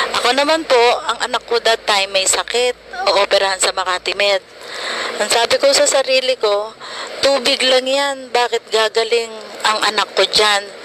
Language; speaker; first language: Filipino; native; Filipino